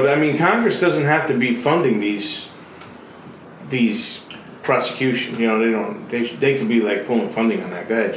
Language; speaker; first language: English; native; English